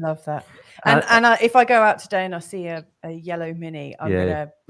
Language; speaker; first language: English; native; English